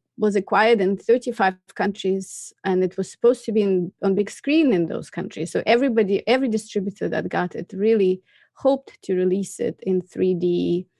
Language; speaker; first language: English; non-native, fluent; Russian